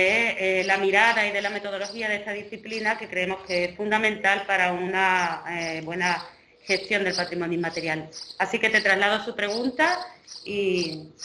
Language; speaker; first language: Spanish; native; Spanish